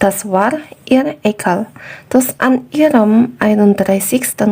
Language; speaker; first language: German; non-native, fluent; Indonesian